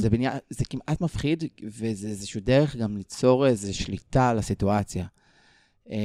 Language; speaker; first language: Hebrew; native; Hebrew